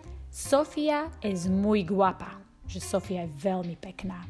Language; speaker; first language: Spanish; non-native, fluent; Slovak